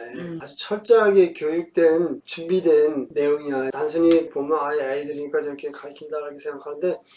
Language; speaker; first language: Korean; native; Korean